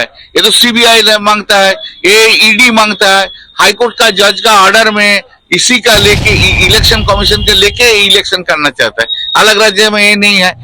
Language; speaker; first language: Hindi; non-native, local second language; Bangla